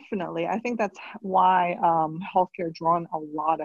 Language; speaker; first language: English; non-native, local second language; Cantonese